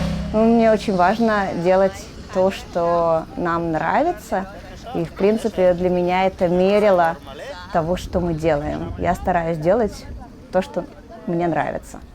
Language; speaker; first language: Russian; native; Russian